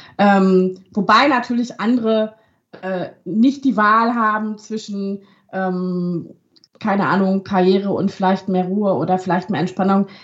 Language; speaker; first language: German; early bilingual, other home language; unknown